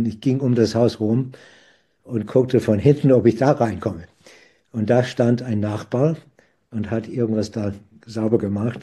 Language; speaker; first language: German; non-native, fluent; English